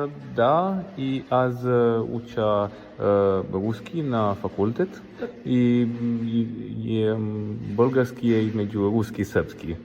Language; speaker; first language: Bulgarian; non-native, learner; Romanian